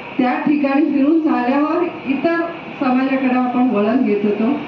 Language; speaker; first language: Marathi; native; Marathi